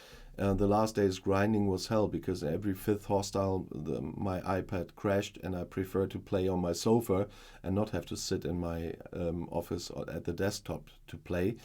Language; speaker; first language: English; non-native, fluent; German